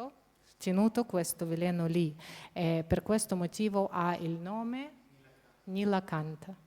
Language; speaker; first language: Italian; non-native, fluent; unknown